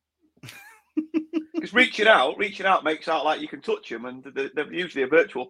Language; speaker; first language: English; native; English